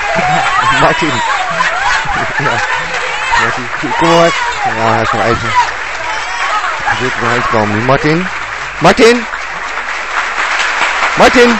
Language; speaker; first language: Dutch; native; Dutch